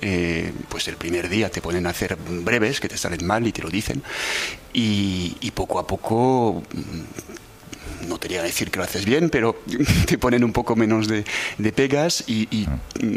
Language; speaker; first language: Spanish; non-native, fluent; French